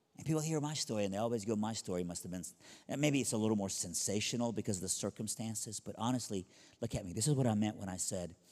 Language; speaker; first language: English; early bilingual, other home language; Persian